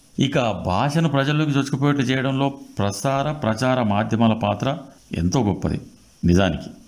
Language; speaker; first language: Telugu; native; Telugu